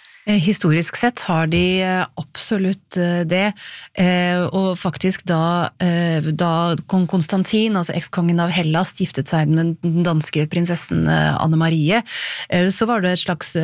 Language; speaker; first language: Norwegian; native; Norwegian